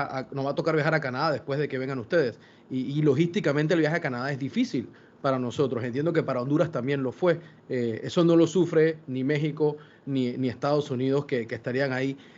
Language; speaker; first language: Spanish; native; Spanish